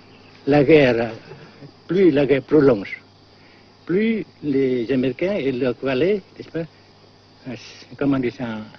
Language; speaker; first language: French; non-native, local second language; Vietnamese